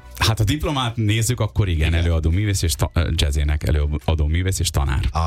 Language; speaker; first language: Hungarian; early bilingual, other home language; Urdu